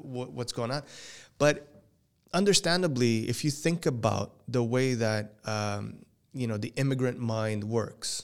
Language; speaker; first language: English; non-native, fluent; Portuguese